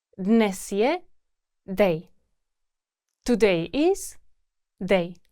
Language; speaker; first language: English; non-native, fluent; Czech